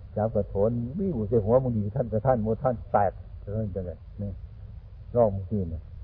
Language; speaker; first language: Thai; non-native, local second language; Northeastern Thai